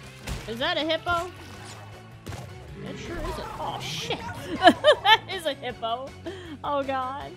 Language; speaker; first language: English; native; English